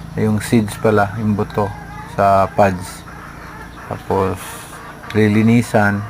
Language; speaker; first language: Filipino; non-native, local second language; Cebuano